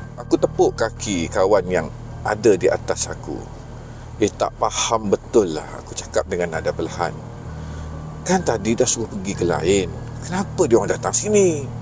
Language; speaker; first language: Malay; native; Malay